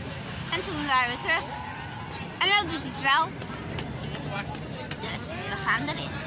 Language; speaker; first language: Dutch; native; Dutch